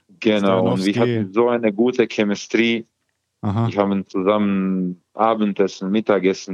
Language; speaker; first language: German; non-native, learner; Croatian